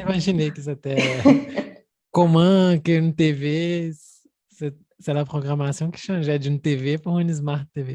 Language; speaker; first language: French; non-native, fluent; Portuguese